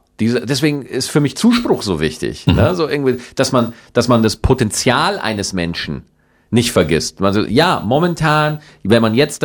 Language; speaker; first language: German; native; German